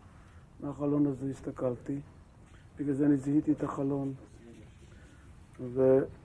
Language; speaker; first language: Hebrew; early bilingual, other home language; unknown